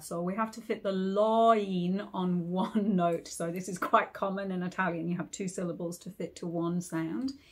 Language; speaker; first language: English; native; English